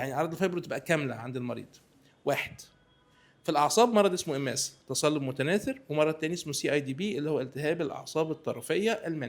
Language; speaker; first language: Arabic; native; Arabic